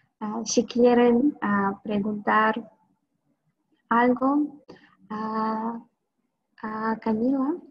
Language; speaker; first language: Spanish; non-native, fluent; Russian